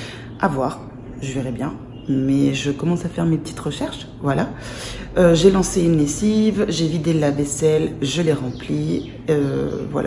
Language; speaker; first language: French; native; French